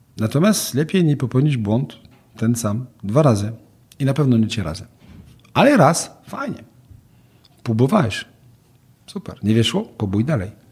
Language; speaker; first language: Polish; non-native, fluent; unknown